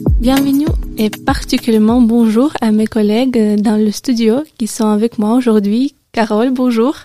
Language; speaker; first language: French; non-native, learner; Russian